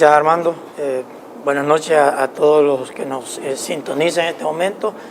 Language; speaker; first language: Spanish; native; Spanish